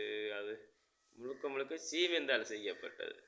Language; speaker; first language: Tamil; native; Tamil